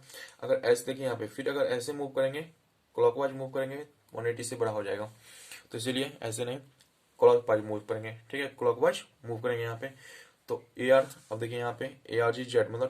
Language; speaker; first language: Hindi; native; Hindi